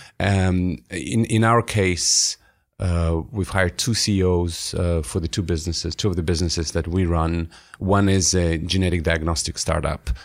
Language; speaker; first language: English; non-native, fluent; Russian